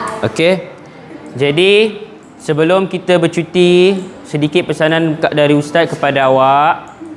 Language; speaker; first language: Malay; native; Malay